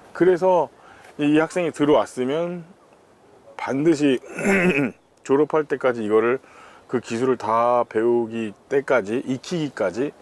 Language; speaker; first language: Korean; native; Korean